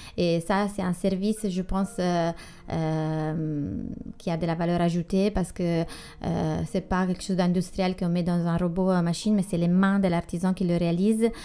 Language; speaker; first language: French; non-native, fluent; Italian